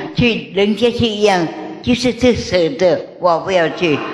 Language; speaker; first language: Chinese; non-native, learner; Min Nan Chinese